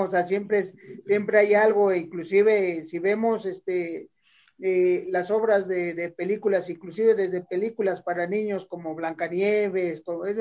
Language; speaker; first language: Spanish; native; Spanish